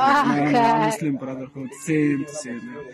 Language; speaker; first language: English; non-native, learner; Arabic